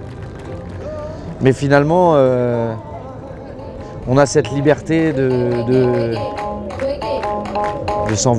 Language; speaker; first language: French; native; French